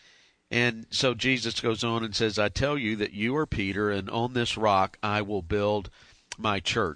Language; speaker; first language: English; native; English